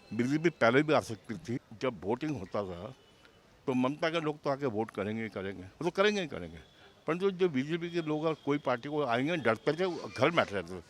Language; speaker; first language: Hindi; non-native, local second language; Bangla